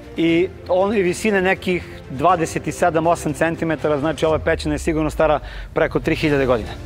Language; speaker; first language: Serbian; native; Serbian